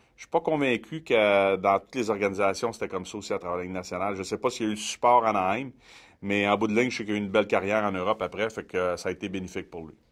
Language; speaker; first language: French; native; French